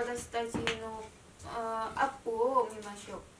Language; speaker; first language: Japanese; non-native, learner; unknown